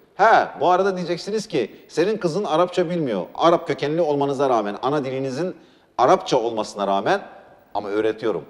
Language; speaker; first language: Turkish; non-native, local second language; Arabic